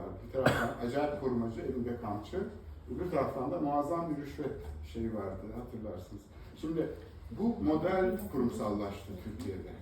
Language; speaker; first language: Turkish; native; Turkish